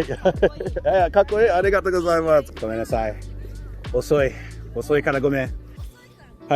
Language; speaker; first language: Japanese; non-native, learner; English